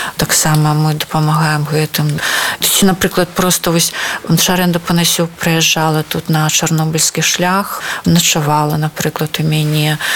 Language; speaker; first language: Belarusian; non-native, local second language; Russian